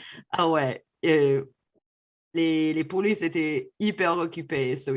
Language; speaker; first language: French; non-native, fluent; English